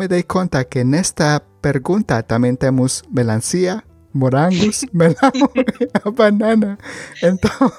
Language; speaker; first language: Portuguese; non-native, learner; Spanish